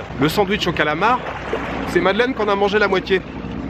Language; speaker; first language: French; native; French